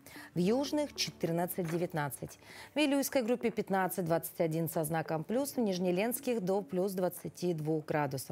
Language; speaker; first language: Russian; native; Russian